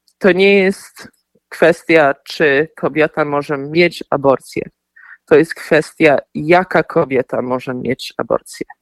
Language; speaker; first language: Polish; early bilingual, heritage; Polish